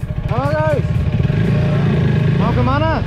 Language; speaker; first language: Indonesian; non-native, learner; Danish